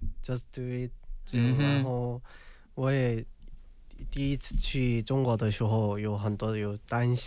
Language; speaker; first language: Chinese; non-native, learner; Korean